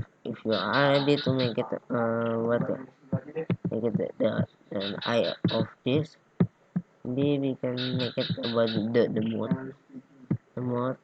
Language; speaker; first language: English; non-native, learner; Indonesian